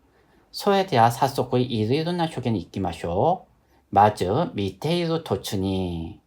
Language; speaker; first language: Japanese; non-native, fluent; Korean